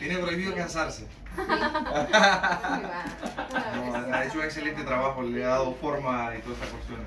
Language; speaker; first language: Spanish; native; Spanish